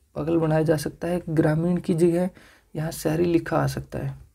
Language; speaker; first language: Hindi; native; Hindi